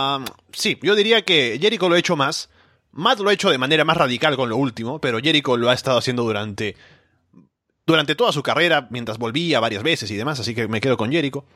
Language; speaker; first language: Spanish; native; Spanish